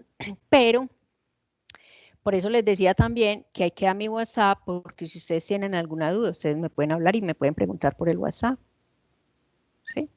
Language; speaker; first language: Spanish; native; Spanish